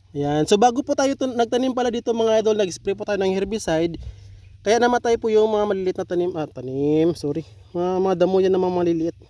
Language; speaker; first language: Filipino; non-native, local second language; Hiligaynon